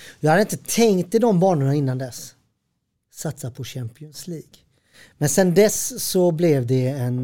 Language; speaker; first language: Swedish; early bilingual, other home language; Serbian